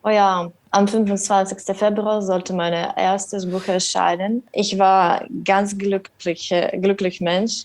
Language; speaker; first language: German; non-native, learner; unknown